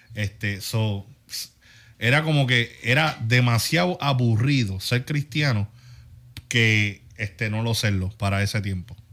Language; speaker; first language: Spanish; early bilingual, heritage; Spanish